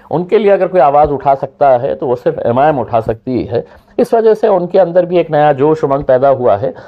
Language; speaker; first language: Hindi; native; Hindi